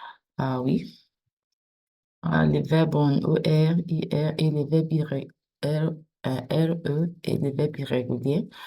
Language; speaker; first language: French; non-native, fluent; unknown